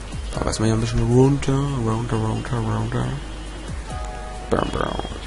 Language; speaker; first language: German; native; German